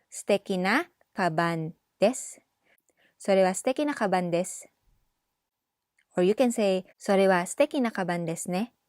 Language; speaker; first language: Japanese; non-native, fluent; English